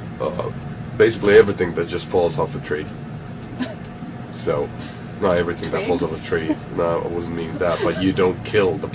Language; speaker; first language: English; non-native, fluent; Finnish